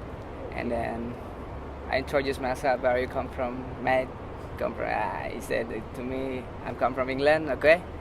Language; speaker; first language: English; non-native, learner; Indonesian